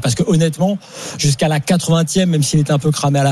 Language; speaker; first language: French; native; French